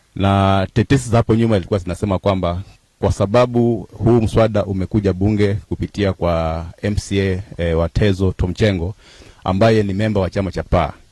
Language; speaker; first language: Swahili; native; Swahili